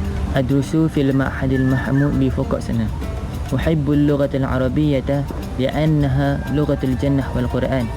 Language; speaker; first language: Arabic; non-native, learner; Malay